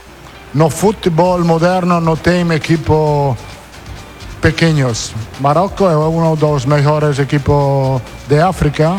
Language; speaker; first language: Portuguese; non-native, learner; Italian